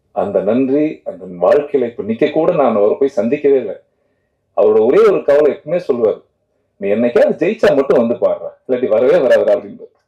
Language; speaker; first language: Tamil; native; Tamil